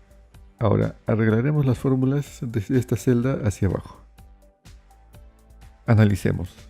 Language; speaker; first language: Spanish; native; Spanish